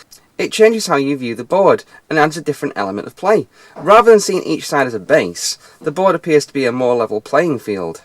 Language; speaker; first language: English; native; English